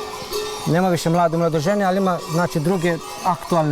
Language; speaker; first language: Bosnian; native; Bosnian